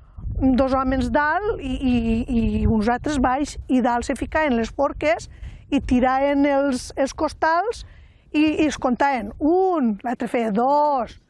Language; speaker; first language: Catalan; native; Catalan